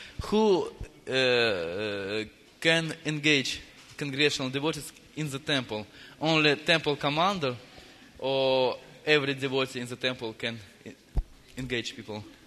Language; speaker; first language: English; non-native, fluent; Russian